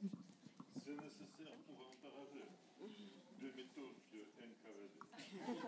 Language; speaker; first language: French; non-native, learner; Russian